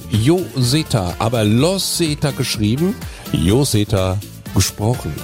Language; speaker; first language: German; native; German